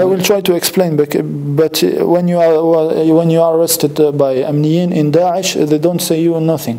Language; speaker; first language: English; non-native, learner; French